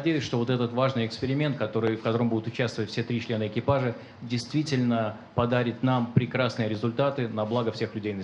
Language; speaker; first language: Russian; native; Russian